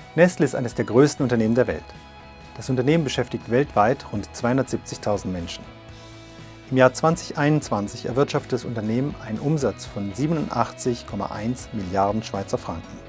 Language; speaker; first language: German; native; German